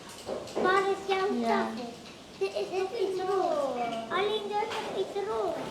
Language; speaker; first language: Dutch; early bilingual, other home language; Persian